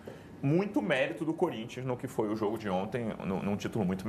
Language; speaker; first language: Portuguese; native; Portuguese